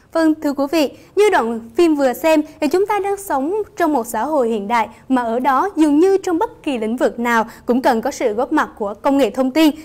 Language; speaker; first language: Vietnamese; native; Vietnamese